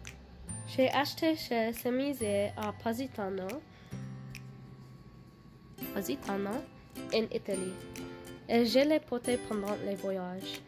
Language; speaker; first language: French; non-native, learner; English